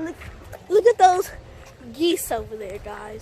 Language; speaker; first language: English; native; English